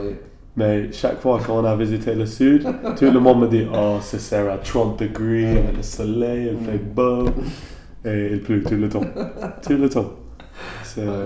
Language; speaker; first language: French; non-native, learner; English